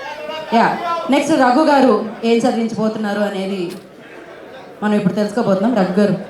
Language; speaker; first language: Telugu; native; Telugu